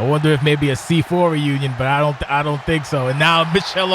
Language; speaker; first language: English; native; English